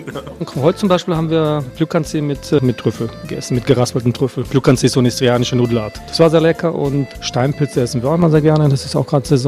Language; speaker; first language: German; early bilingual, other home language; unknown